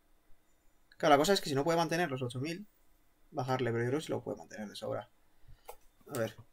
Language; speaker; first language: Spanish; native; Spanish